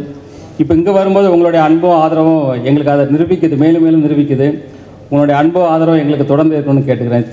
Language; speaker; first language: Tamil; native; Tamil